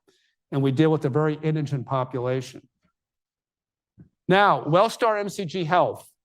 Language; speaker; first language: English; native; English